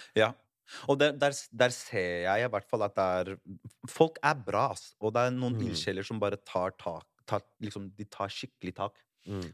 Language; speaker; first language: Norwegian; early bilingual, other home language; Spanish